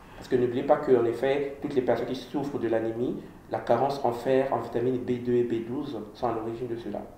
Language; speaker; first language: French; non-native, local second language; Kongo